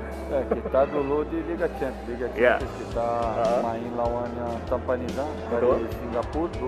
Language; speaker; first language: Indonesian; non-native, learner; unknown